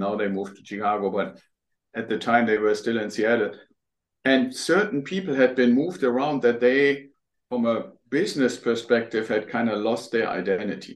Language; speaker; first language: English; non-native, fluent; German